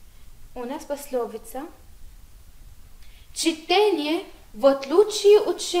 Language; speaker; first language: Russian; non-native, fluent; Arabic